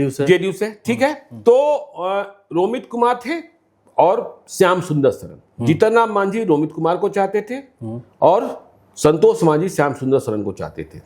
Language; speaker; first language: Hindi; native; Hindi